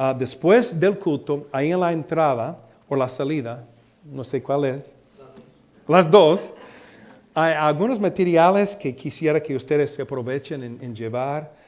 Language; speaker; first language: Spanish; non-native, fluent; English